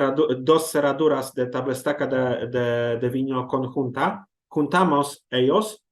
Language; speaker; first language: Spanish; non-native, learner; Polish